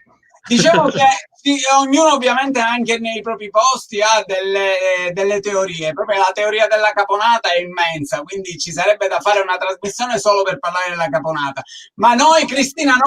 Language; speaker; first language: Italian; native; Italian